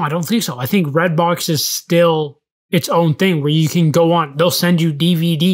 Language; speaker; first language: English; native; English